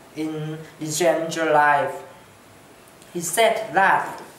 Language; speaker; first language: English; non-native, learner; Chinese